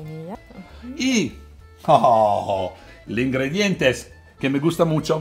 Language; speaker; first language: Spanish; non-native, learner; Italian